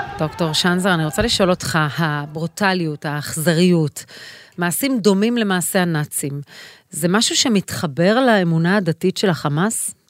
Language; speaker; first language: Hebrew; native; Hebrew